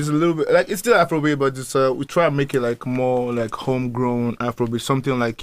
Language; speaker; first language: English; non-native, local second language; Yoruba